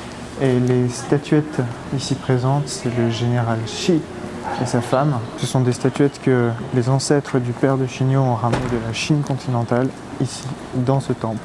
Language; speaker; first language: French; native; French